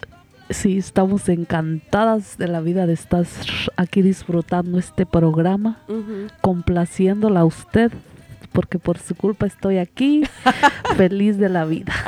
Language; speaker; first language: Spanish; native; Spanish